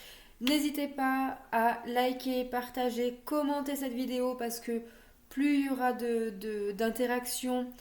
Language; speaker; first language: French; native; French